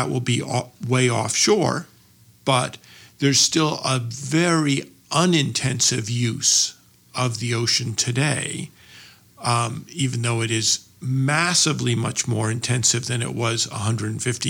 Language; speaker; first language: English; native; English